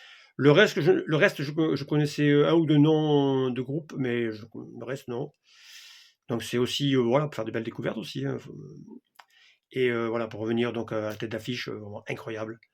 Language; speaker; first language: French; native; French